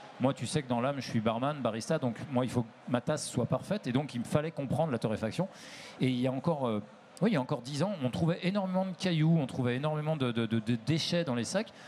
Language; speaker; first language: French; native; French